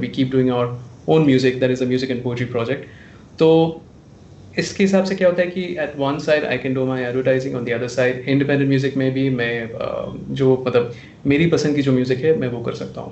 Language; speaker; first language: English; non-native, local second language; Bangla